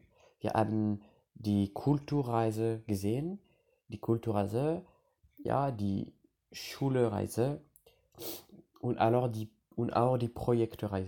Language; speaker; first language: German; non-native, learner; French